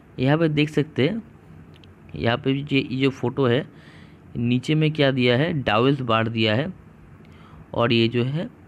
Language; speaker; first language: Hindi; non-native, local second language; Bangla